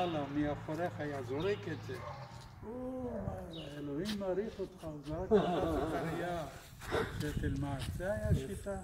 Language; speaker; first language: Hebrew; non-native, fluent; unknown